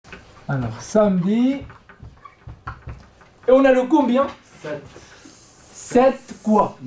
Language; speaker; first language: French; non-native, fluent; Kurdish